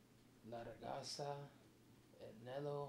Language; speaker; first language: Italian; non-native, learner; English